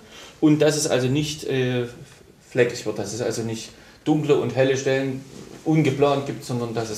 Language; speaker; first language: German; native; German